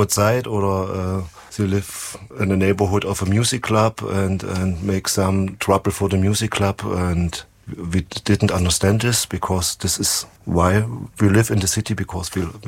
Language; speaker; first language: English; non-native, fluent; German